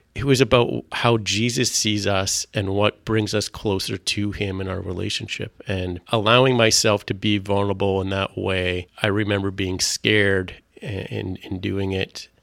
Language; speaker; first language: English; non-native, fluent; French